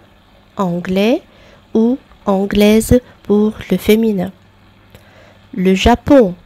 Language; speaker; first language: French; non-native, fluent; Arabic